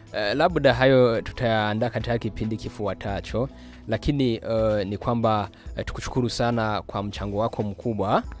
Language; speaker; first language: Swahili; non-native, local second language; Rundi